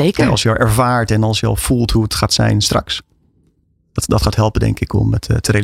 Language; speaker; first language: Dutch; native; Dutch